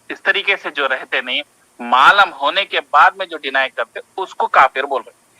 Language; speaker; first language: Urdu; native; Urdu